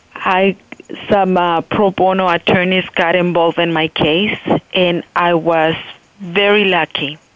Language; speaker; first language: English; non-native, fluent; Spanish